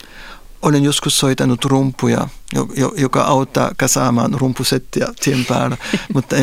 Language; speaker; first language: Finnish; non-native, fluent; French